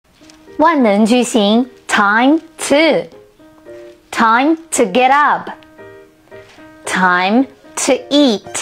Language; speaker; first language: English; non-native, fluent; Chinese